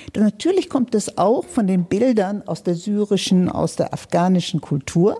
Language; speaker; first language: German; native; German